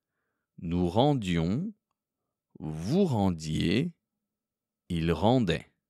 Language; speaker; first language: French; non-native, fluent; Korean